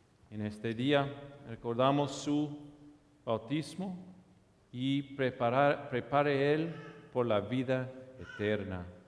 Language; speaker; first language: Spanish; non-native, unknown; English